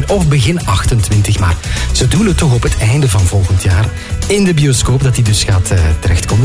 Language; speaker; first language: Dutch; native; Dutch